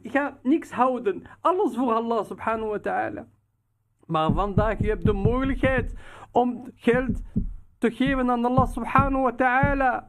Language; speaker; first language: Dutch; non-native, local second language; Riffian